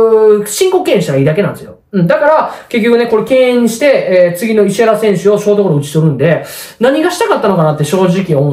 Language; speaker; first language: Japanese; native; Japanese